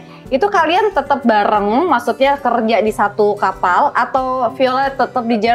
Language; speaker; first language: Indonesian; native; Indonesian